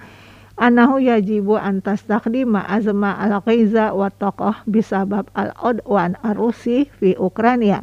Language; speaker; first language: Arabic; non-native, fluent; Indonesian